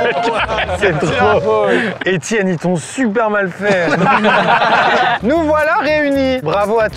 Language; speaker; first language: French; native; French